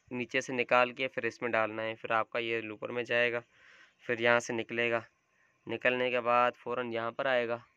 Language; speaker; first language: Urdu; non-native, local second language; Sindhi